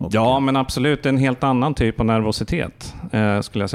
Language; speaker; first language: Swedish; native; Swedish